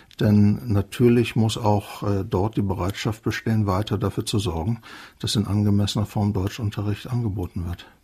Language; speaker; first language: German; native; German